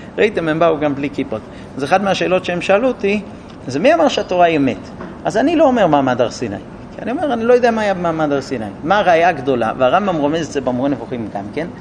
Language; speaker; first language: Hebrew; non-native, fluent; English